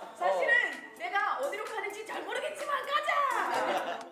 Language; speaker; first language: Korean; non-native, learner; English